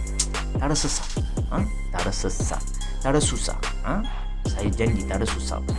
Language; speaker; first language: Malay; native; Malay